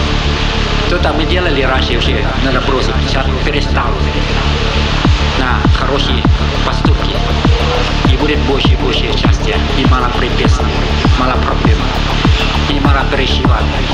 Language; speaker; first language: Russian; non-native, learner; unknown